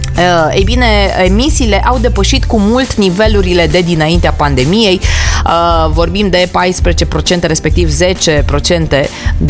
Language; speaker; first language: Romanian; native; Romanian